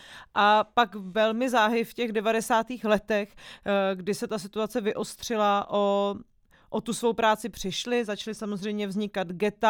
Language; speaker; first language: Czech; native; Czech